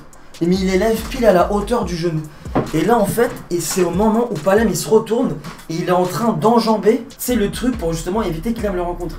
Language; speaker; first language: French; native; French